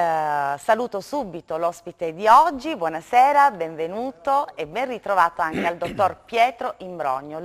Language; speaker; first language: Italian; native; Italian